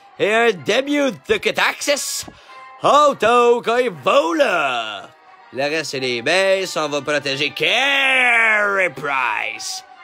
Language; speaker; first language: French; native; French